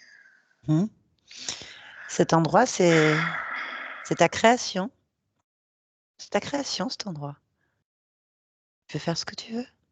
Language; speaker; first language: French; native; French